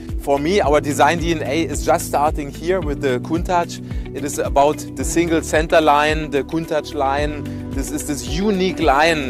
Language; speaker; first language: English; non-native, fluent; German